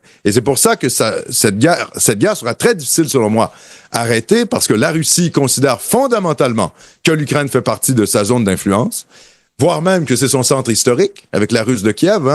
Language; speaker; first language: French; native; French